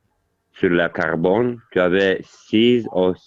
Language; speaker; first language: French; non-native, learner; Italian